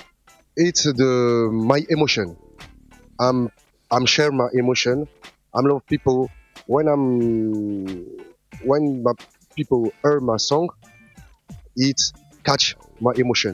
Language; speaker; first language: English; non-native, learner; French